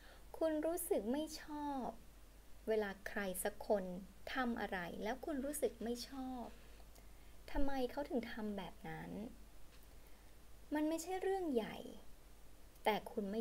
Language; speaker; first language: Thai; native; Thai